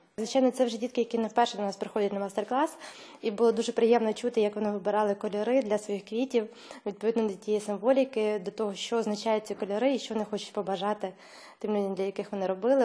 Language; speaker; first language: Ukrainian; native; Ukrainian